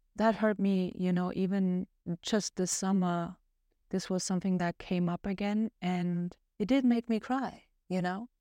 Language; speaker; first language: English; non-native, fluent; German